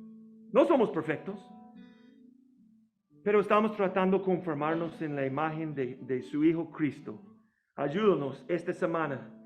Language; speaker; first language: Spanish; non-native, fluent; English